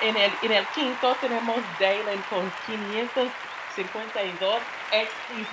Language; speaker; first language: Spanish; non-native, fluent; English